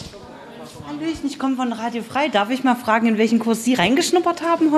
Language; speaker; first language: German; native; German